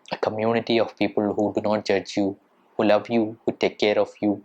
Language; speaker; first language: English; non-native, local second language; Malayalam